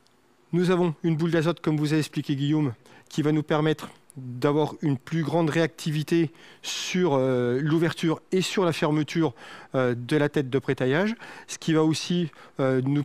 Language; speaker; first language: French; native; French